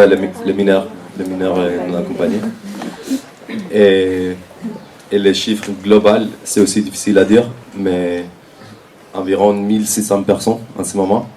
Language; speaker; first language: French; non-native, fluent; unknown